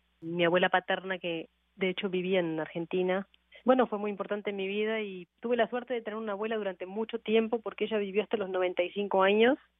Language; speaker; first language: Spanish; native; Spanish